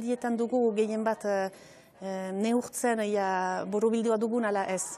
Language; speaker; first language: Basque; native; Basque